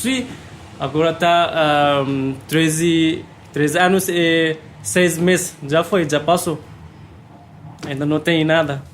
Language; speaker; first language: Portuguese; non-native, learner; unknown